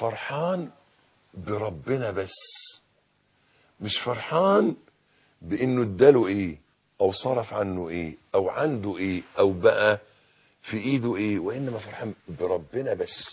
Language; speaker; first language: Arabic; native; Arabic